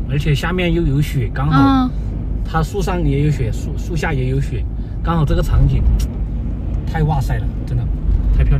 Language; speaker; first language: Chinese; native; Chinese